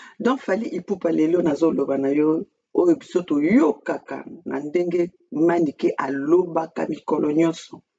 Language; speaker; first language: Lingala; native; Lingala